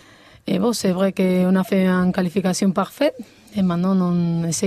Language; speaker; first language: French; non-native, fluent; Spanish